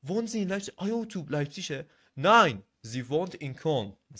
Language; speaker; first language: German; non-native, fluent; Persian